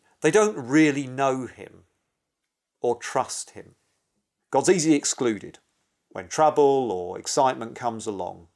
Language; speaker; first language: English; native; English